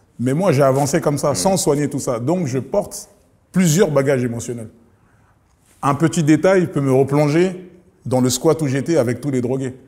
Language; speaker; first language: French; early bilingual, other home language; Lingala